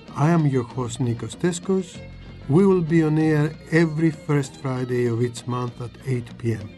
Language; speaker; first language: English; non-native, fluent; Greek